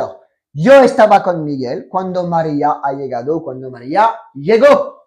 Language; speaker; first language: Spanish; non-native, fluent; French